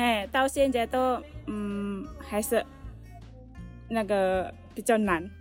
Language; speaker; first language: Chinese; non-native, learner; Indonesian